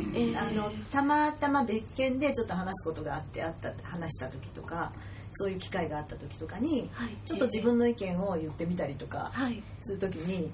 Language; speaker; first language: Japanese; native; Japanese